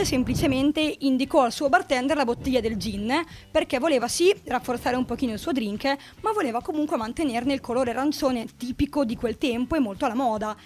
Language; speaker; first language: Italian; native; Italian